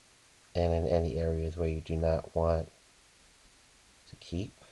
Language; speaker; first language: English; native; English